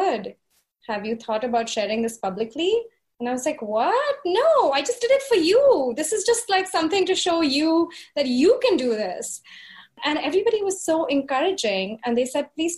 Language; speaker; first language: English; non-native, local second language; Hindi